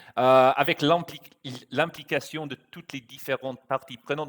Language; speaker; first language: French; non-native, fluent; English